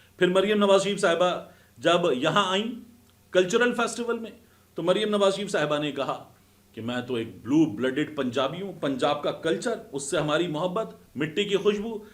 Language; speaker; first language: Urdu; native; Urdu